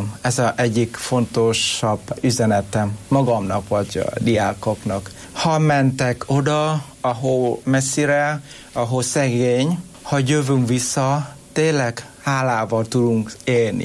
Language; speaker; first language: Hungarian; non-native, learner; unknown